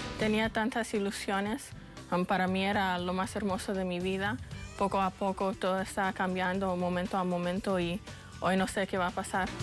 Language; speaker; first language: Spanish; early bilingual, heritage; English